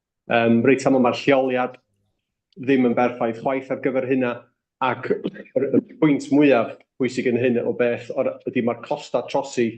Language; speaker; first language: Welsh; native; Welsh